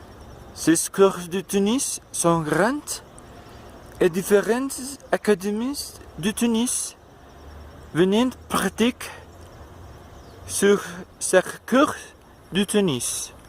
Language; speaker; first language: French; non-native, learner; Spanish